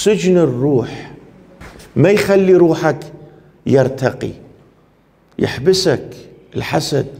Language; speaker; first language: Arabic; non-native, fluent; Persian